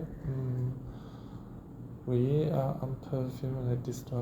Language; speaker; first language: French; non-native, learner; Chinese